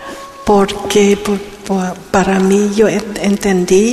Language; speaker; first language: Spanish; non-native, learner; Vietnamese